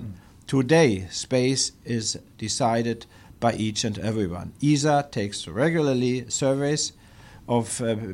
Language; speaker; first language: English; non-native, fluent; German